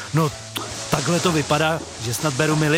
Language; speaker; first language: Czech; native; Czech